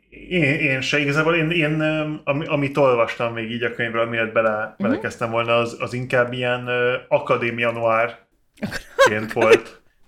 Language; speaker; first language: Hungarian; non-native, fluent; English